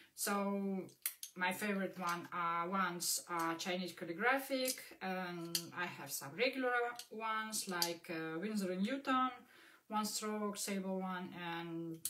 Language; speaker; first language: English; non-native, fluent; Russian